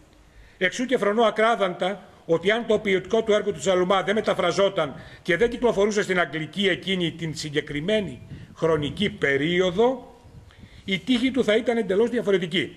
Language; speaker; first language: Greek; native; Greek